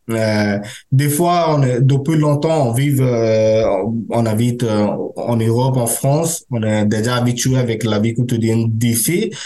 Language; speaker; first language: French; non-native, learner; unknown